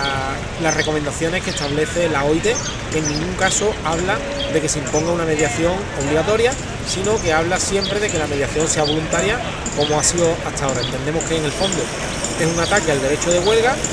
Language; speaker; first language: Spanish; native; Spanish